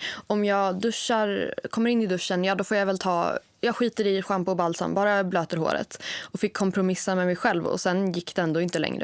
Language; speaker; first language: Swedish; native; Swedish